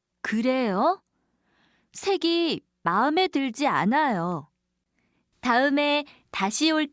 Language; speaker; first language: Korean; non-native, learner; Malay